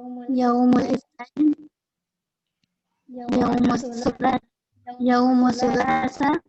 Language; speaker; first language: Arabic; non-native, learner; Indonesian